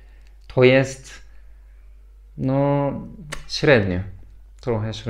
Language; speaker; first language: Polish; non-native, learner; Turkish